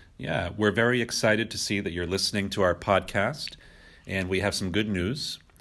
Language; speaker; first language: English; native; English